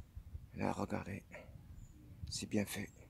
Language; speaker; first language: French; non-native, fluent; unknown